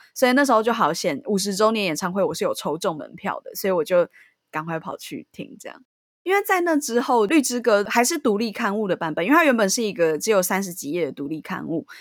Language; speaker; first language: Chinese; native; Chinese